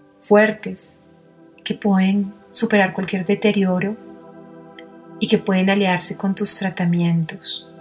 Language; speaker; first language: Spanish; native; Spanish